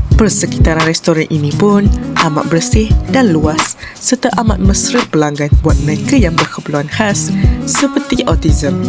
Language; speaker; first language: Malay; native; Malay